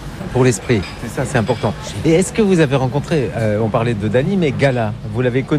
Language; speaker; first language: French; native; French